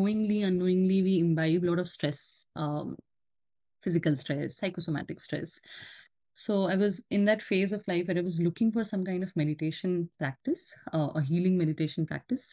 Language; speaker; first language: English; non-native, local second language; Hindi